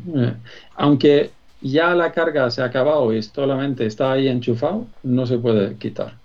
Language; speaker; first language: Spanish; non-native, fluent; Swedish